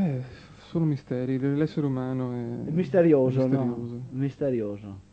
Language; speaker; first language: Italian; native; Italian